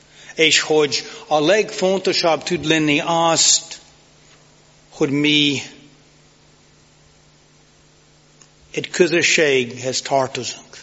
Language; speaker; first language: Hungarian; non-native, fluent; English